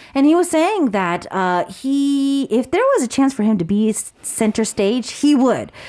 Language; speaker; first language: English; early bilingual, other home language; Korean